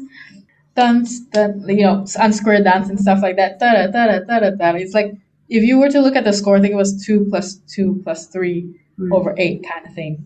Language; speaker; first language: English; non-native, local second language; Chinese